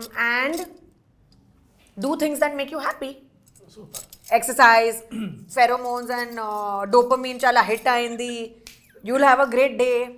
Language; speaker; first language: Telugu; non-native, local second language; Hindi